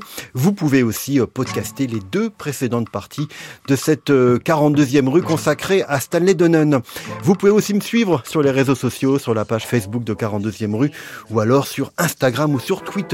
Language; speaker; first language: French; native; French